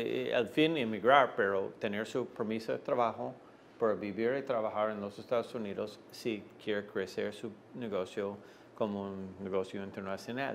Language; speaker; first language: Spanish; non-native, fluent; English